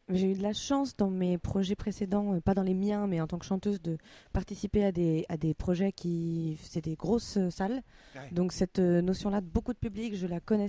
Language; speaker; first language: French; native; French